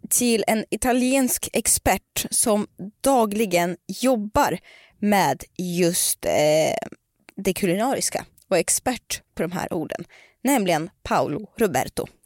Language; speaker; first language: Swedish; native; Swedish